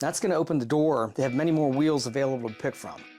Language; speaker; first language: English; native; English